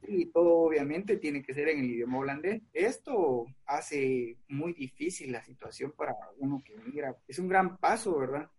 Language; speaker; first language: Spanish; native; Spanish